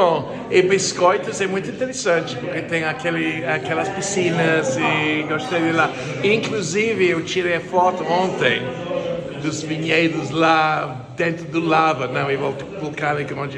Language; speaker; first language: Portuguese; non-native, learner; English